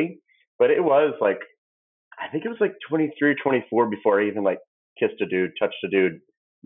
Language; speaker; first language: English; native; English